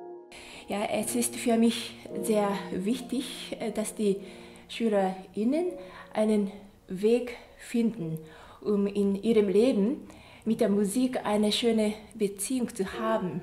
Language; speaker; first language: German; non-native, fluent; Japanese